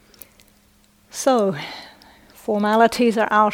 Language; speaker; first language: English; native; English